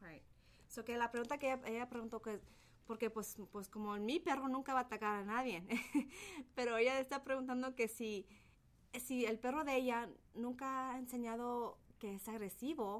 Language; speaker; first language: Spanish; early bilingual, heritage; Spanish